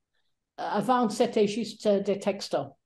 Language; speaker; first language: French; non-native, fluent; English